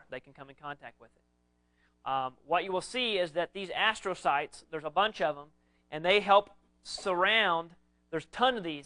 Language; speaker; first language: English; native; English